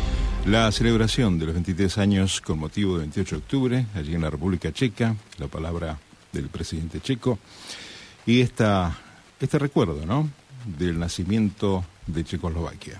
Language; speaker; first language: Spanish; native; Spanish